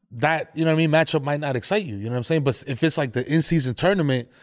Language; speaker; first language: English; native; English